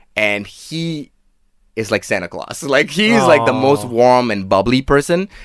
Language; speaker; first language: English; non-native, local second language; Tamil